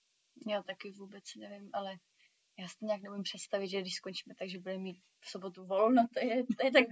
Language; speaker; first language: Czech; early bilingual, heritage; Czech